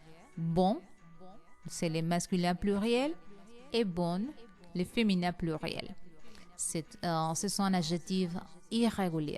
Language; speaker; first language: French; non-native, learner; Spanish